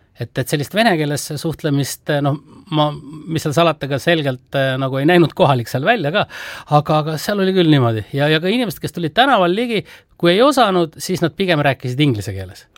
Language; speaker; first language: Estonian; native; Estonian